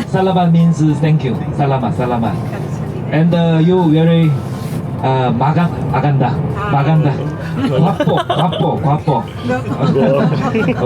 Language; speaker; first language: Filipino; non-native, learner; Korean